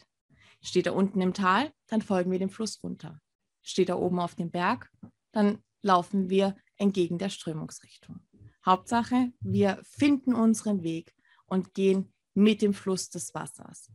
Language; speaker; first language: German; native; German